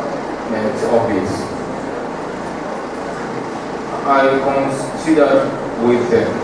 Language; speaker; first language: English; non-native, learner; Japanese